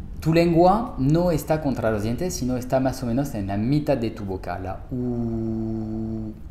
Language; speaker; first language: Spanish; non-native, fluent; French